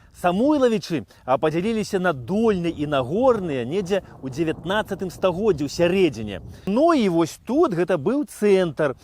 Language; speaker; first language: Belarusian; native; Belarusian